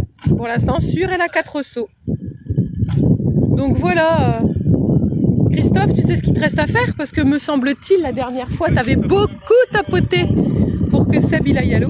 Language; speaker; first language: French; native; French